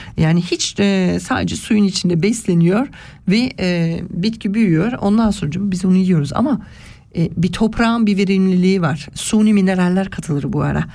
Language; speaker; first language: Turkish; early bilingual, heritage; Turkish